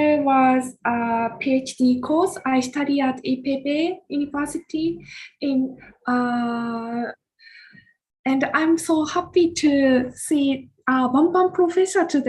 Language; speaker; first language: English; non-native, learner; Japanese